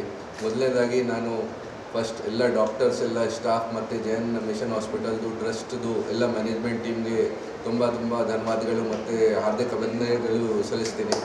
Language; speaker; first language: Kannada; non-native, fluent; Hindi